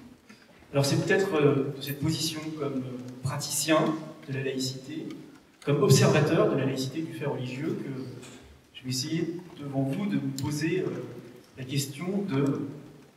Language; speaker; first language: French; native; French